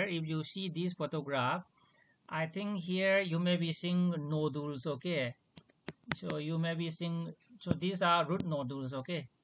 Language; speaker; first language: English; non-native, local second language; Manipuri